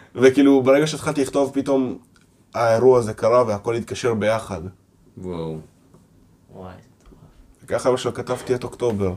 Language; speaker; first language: Hebrew; non-native, local second language; Russian